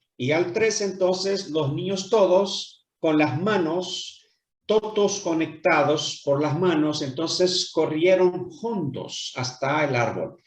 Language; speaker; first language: Spanish; non-native, fluent; Portuguese